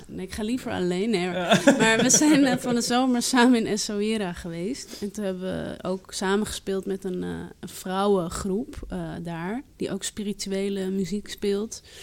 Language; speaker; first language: Dutch; early bilingual, other home language; Arabic